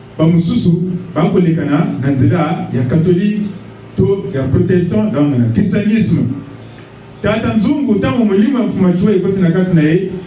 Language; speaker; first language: Lingala; non-native, local second language; Kongo